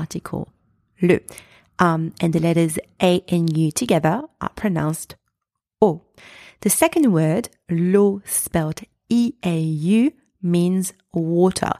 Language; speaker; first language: English; non-native, fluent; French